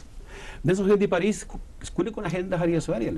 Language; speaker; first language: Swedish; non-native, fluent; Spanish